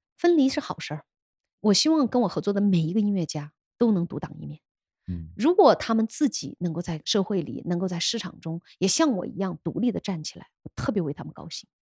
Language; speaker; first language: Chinese; native; Chinese